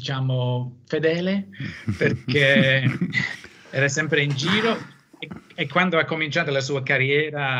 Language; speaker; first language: Italian; non-native, fluent; English